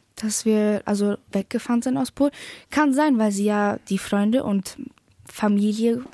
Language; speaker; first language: German; early bilingual, other home language; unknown